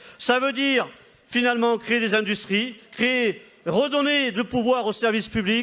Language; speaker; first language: French; native; French